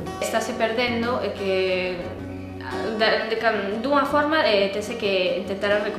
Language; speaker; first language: Galician; non-native, local second language; Spanish